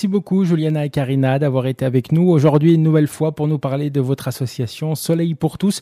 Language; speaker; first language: French; native; French